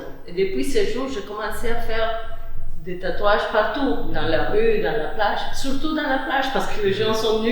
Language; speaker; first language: French; non-native, fluent; Spanish